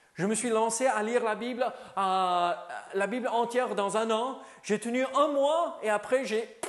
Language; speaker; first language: French; native; French